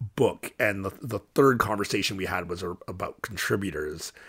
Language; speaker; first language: English; native; English